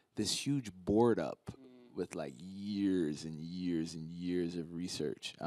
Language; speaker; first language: English; native; English